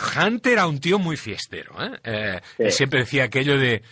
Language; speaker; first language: Spanish; non-native, local second language; Catalan